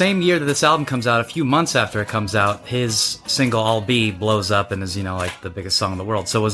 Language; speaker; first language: English; native; English